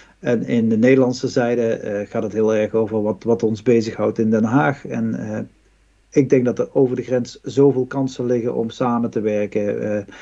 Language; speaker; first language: Dutch; native; Dutch